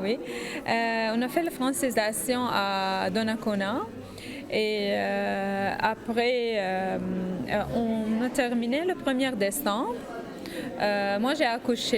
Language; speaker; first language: French; non-native, learner; Arabic